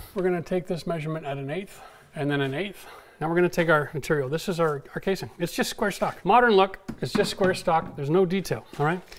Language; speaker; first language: English; native; English